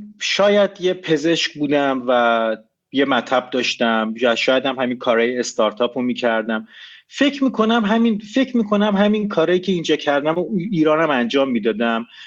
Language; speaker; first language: Persian; native; Persian